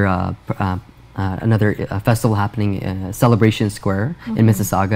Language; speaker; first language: English; native; English